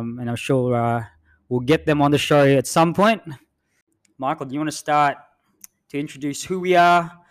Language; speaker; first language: English; non-native, local second language; Filipino